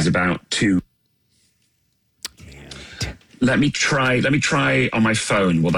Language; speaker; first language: English; native; English